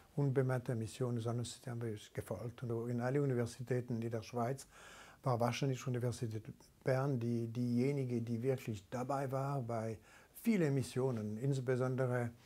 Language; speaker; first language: German; non-native, local second language; French